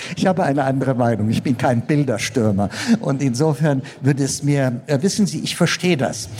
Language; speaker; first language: German; non-native, fluent; Amharic